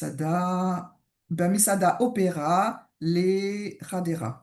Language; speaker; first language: Hebrew; non-native, learner; French